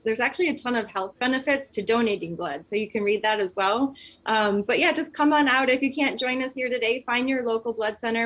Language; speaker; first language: English; native; English